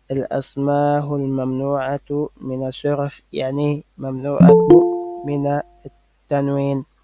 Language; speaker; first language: Arabic; non-native, fluent; French